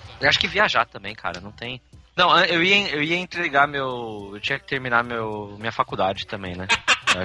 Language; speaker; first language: Portuguese; native; Portuguese